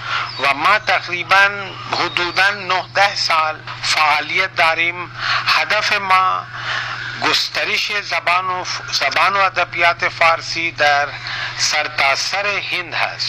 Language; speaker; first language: Persian; non-native, fluent; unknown